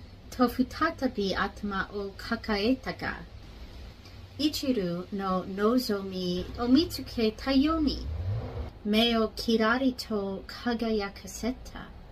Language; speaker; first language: Japanese; non-native, learner; English